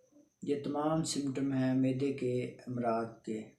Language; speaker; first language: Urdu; non-native, local second language; Punjabi